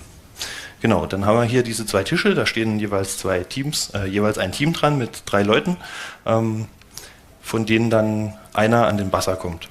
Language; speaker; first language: German; native; German